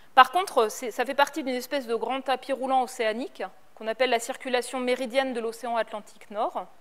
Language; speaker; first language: French; native; French